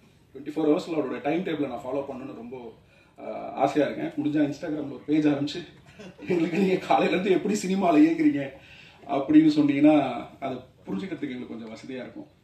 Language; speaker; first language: Tamil; native; Tamil